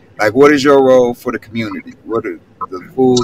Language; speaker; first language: English; native; English